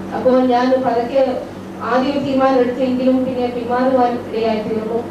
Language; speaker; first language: Malayalam; early bilingual, heritage; Malayalam